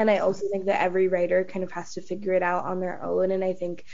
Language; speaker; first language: English; native; English